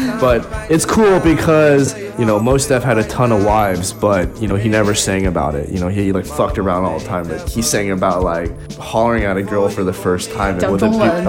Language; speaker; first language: English; early bilingual, other home language; Chinese